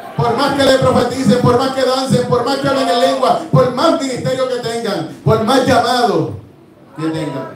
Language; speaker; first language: Spanish; early bilingual, heritage; Spanish